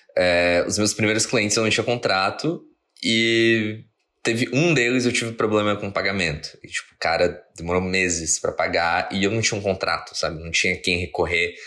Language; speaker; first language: Portuguese; native; Portuguese